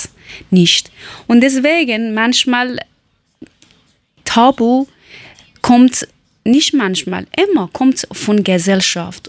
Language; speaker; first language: German; non-native, learner; Persian